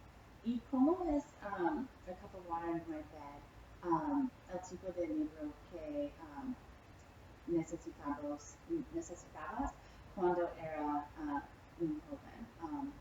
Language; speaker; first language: Spanish; non-native, learner; English